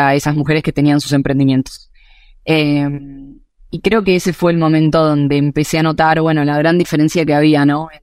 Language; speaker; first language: Spanish; native; Spanish